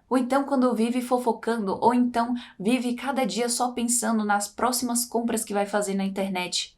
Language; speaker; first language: Portuguese; native; Portuguese